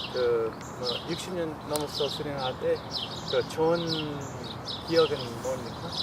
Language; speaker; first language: Korean; non-native, learner; English